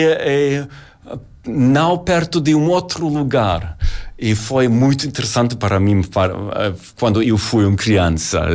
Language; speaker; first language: Portuguese; non-native, learner; German